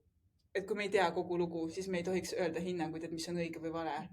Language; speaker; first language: Estonian; native; Estonian